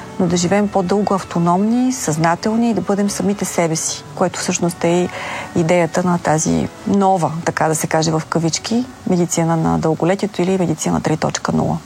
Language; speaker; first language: Bulgarian; native; Bulgarian